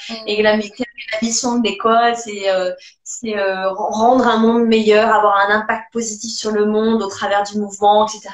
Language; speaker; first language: French; native; French